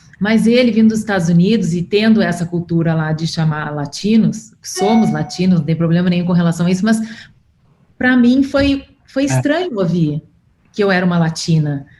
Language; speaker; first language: Portuguese; native; Portuguese